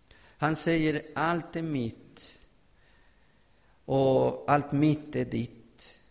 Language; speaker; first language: Swedish; non-native, fluent; Spanish